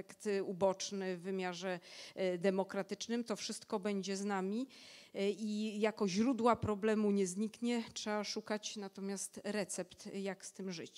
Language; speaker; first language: Polish; native; Polish